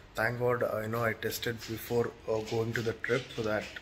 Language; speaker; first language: English; non-native, local second language; Tamil